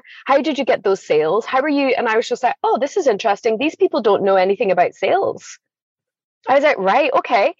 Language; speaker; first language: English; native; English